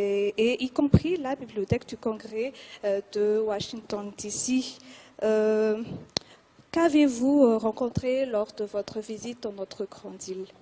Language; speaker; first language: French; non-native, local second language; Malagasy